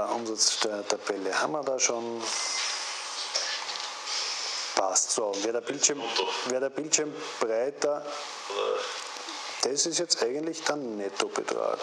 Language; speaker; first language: German; native; German